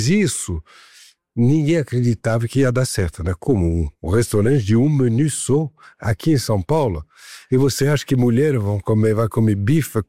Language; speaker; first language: Portuguese; non-native, fluent; French